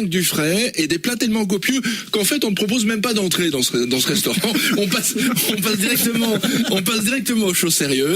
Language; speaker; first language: French; native; French